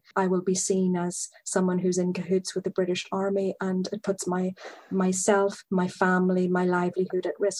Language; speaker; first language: English; native; English